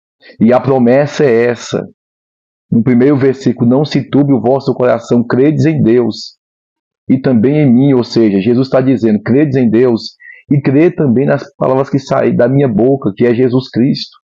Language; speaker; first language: Portuguese; native; Portuguese